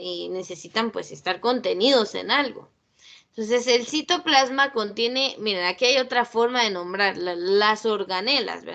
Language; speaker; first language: Spanish; native; Spanish